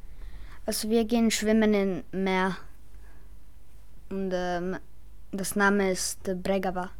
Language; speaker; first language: German; early bilingual, other home language; Croatian